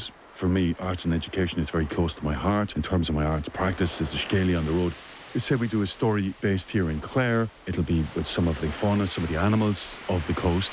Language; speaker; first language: English; native; English